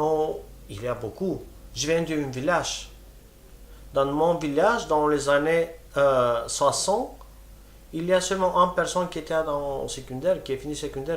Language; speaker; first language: French; non-native, fluent; Romany